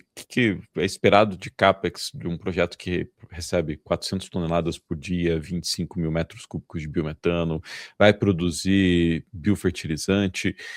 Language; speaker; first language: Portuguese; native; Portuguese